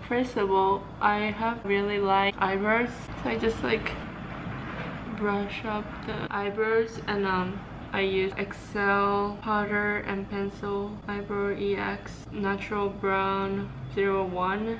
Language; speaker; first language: English; non-native, fluent; Japanese